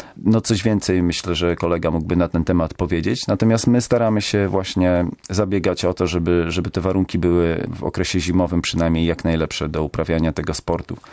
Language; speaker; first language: Polish; native; Polish